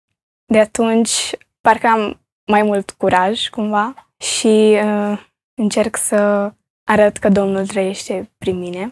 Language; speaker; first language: Romanian; early bilingual, heritage; Romanian